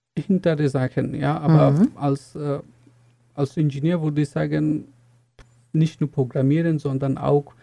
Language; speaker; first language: German; non-native, fluent; Bangla